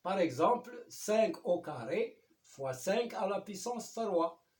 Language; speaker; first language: French; non-native, local second language; Arabic